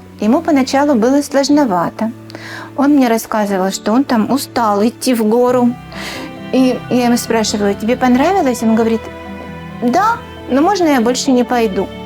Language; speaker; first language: Russian; native; Russian